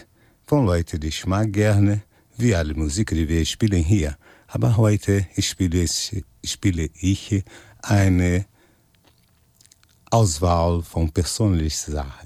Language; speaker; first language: German; non-native, fluent; Portuguese